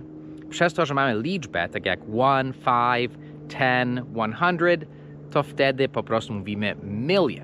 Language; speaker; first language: Polish; non-native, fluent; English